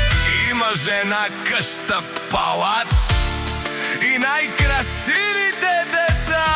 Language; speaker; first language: Bulgarian; non-native, local second language; Romany